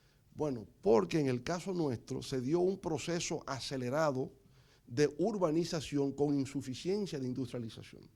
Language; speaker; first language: Spanish; native; Spanish